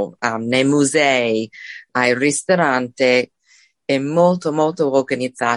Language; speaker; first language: Italian; non-native, fluent; English